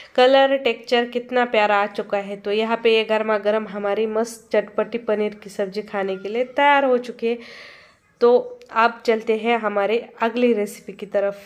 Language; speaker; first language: Hindi; non-native, local second language; Marathi